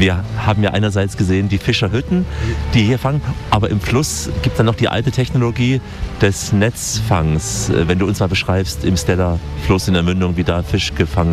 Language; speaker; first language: German; native; German